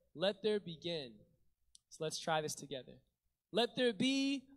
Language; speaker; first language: English; native; English